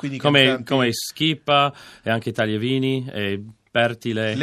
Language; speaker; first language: Italian; non-native, learner; English